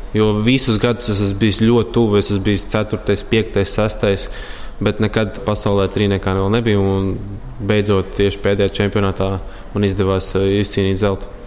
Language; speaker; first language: Latvian; native; Latvian